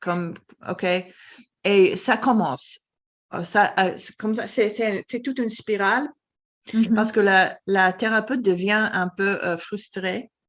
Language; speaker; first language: French; non-native, fluent; English